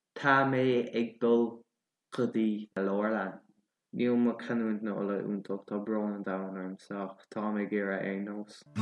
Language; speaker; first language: Irish; non-native, local second language; English